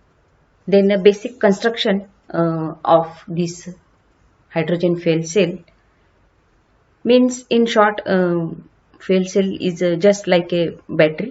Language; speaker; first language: English; non-native, local second language; Marathi